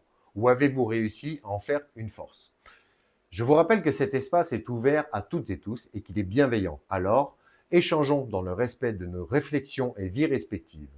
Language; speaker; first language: French; native; French